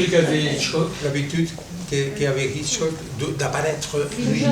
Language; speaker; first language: French; non-native, fluent; Catalan